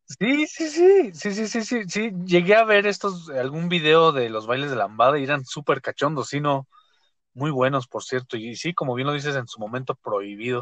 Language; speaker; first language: Spanish; native; Spanish